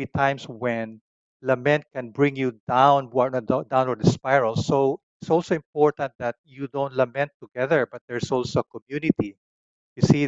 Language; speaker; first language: English; non-native, local second language; Filipino